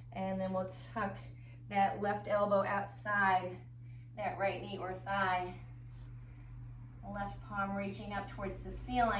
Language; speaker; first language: English; native; English